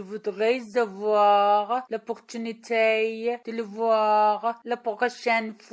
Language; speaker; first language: French; non-native, fluent; Persian